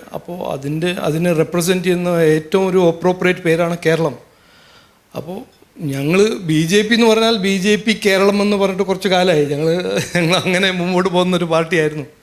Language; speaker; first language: Malayalam; early bilingual, heritage; Malayalam